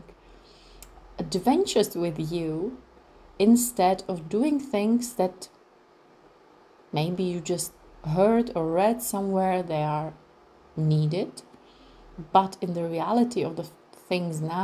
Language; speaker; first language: English; non-native, fluent; Czech